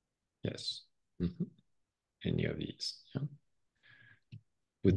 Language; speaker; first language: English; non-native, fluent; French